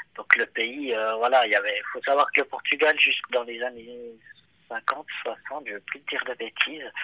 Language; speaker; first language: French; native; French